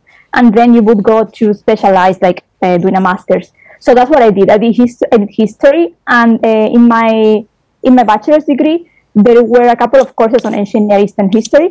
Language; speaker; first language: English; non-native, fluent; Spanish